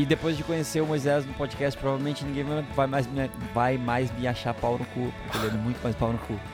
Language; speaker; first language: Portuguese; native; Portuguese